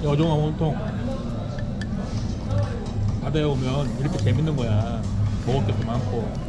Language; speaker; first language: Korean; native; Korean